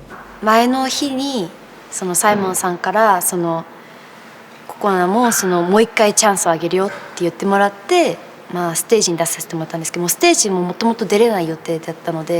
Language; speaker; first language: Japanese; native; Japanese